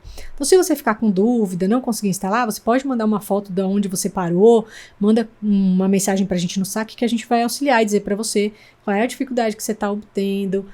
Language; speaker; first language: Portuguese; native; Portuguese